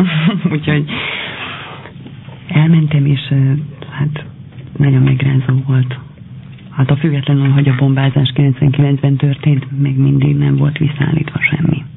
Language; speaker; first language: Hungarian; non-native, fluent; Albanian